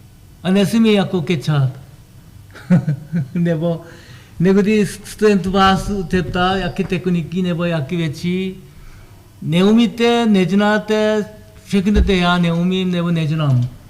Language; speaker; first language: Czech; non-native, learner; Korean